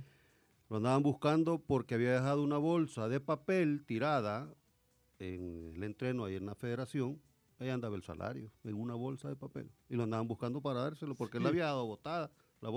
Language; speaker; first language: Spanish; native; Spanish